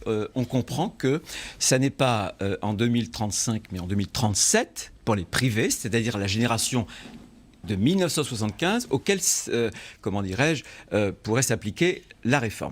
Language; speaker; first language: French; native; French